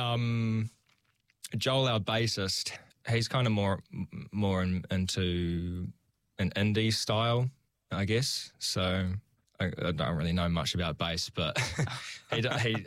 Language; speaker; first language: English; native; English